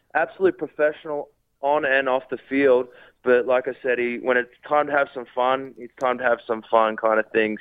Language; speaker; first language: English; native; English